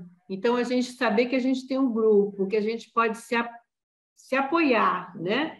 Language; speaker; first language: Portuguese; native; Portuguese